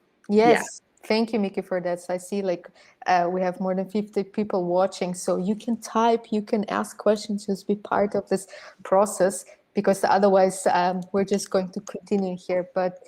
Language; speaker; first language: English; non-native, fluent; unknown